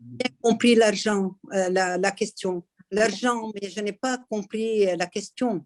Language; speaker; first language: French; non-native, local second language; Arabic